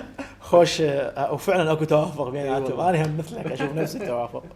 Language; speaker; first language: Arabic; native; Arabic